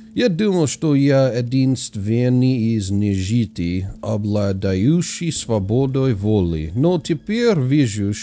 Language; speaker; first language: Russian; non-native, learner; English